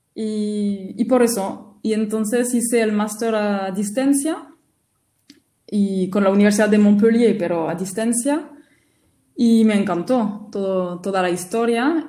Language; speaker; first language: Spanish; non-native, fluent; French